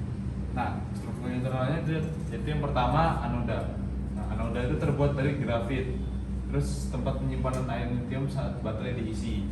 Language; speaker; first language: Indonesian; native; Indonesian